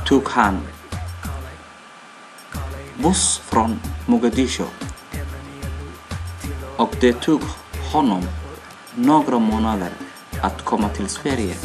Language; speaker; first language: Swedish; non-native, learner; Somali